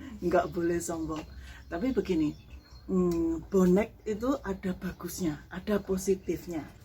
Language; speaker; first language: Indonesian; native; Indonesian